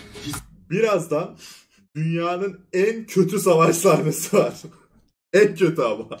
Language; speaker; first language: Turkish; native; Turkish